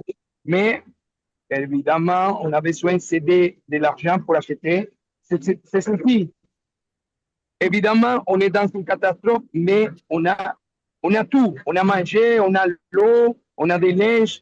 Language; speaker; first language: French; non-native, learner; Spanish